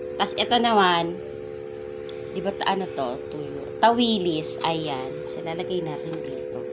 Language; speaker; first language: Filipino; non-native, local second language; Bikol